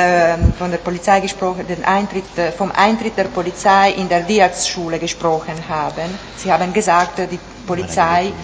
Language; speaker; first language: German; non-native, fluent; Italian